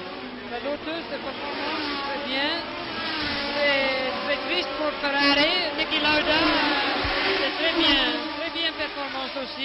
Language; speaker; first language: French; non-native, learner; English